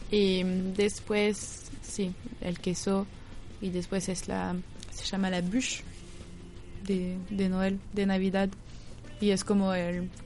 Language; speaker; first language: Spanish; non-native, fluent; French